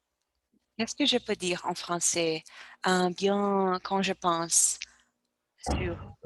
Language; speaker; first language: French; non-native, learner; Portuguese